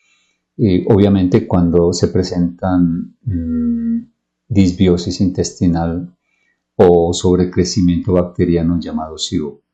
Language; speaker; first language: Spanish; native; Spanish